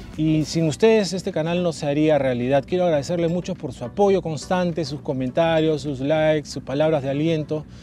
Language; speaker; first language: Spanish; native; Spanish